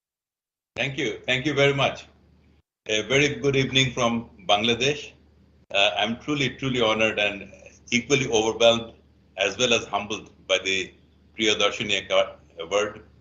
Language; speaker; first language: English; non-native, fluent; Bangla